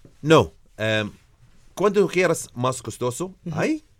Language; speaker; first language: Spanish; non-native, learner; Arabic